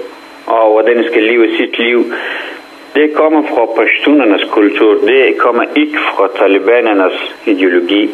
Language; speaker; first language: Danish; non-native, fluent; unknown